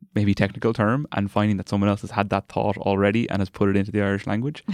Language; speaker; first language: English; native; English